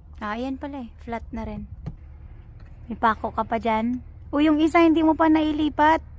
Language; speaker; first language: Filipino; non-native, local second language; Hiligaynon